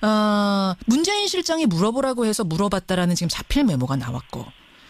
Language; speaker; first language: Korean; native; Korean